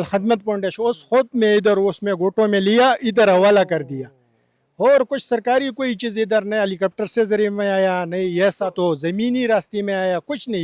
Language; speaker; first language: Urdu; non-native, local second language; Pashto